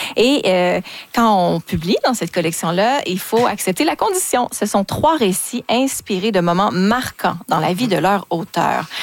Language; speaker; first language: French; native; French